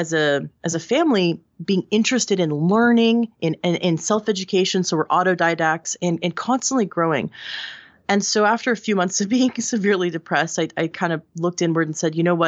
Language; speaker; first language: English; native; English